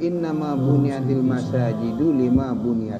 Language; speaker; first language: Arabic; non-native, fluent; Indonesian